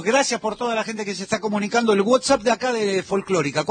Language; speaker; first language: Spanish; native; Spanish